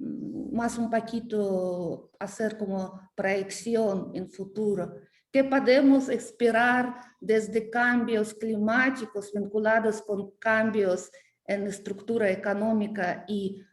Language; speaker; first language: Spanish; non-native, learner; Russian